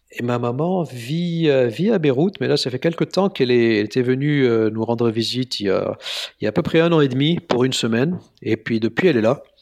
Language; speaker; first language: French; non-native, local second language; Arabic